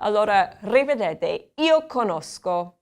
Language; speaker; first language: Italian; non-native, fluent; English